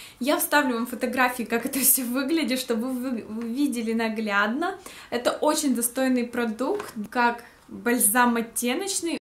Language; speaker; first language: Russian; native; Russian